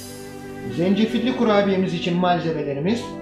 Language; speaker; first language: Turkish; native; Turkish